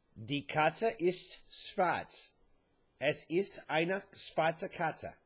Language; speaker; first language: German; non-native, learner; English